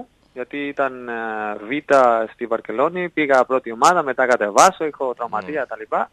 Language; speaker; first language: Greek; non-native, learner; Spanish